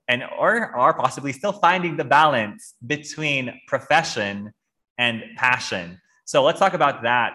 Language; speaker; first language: English; non-native, local second language; Filipino